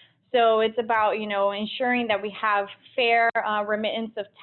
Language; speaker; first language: English; early bilingual, other home language; Portuguese